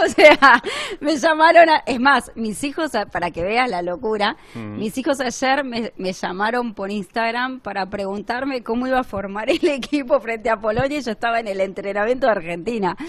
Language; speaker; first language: Spanish; native; Spanish